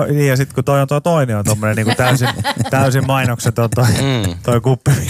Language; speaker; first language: Finnish; native; Finnish